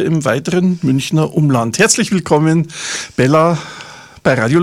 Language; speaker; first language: German; native; German